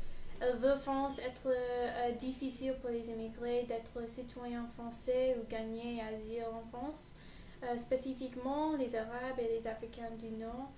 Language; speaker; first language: French; non-native, learner; English